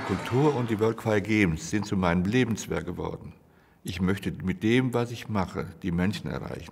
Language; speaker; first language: German; native; German